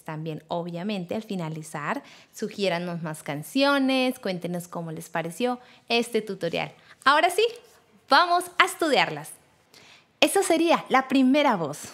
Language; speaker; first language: Spanish; native; Spanish